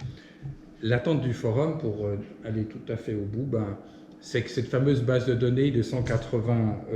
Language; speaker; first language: French; native; French